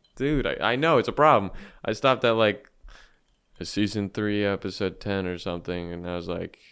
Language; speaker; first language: English; native; English